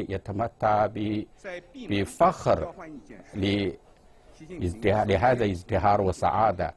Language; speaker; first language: Arabic; non-native, fluent; Chinese